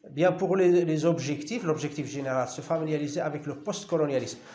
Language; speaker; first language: French; non-native, local second language; Arabic